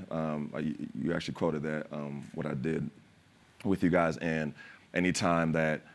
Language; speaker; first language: English; native; English